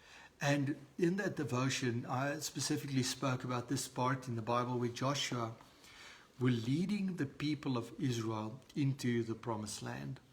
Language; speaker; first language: English; non-native, local second language; Afrikaans